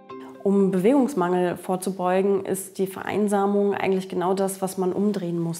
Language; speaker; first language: German; native; German